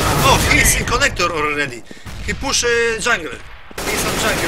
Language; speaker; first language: English; non-native, learner; Polish